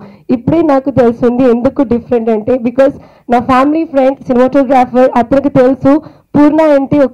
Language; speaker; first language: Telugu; non-native, learner; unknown